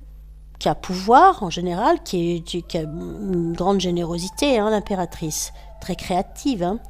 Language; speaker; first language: French; native; French